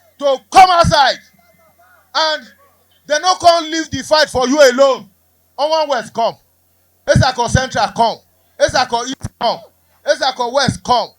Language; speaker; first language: Nigerian Pidgin; non-native, local second language; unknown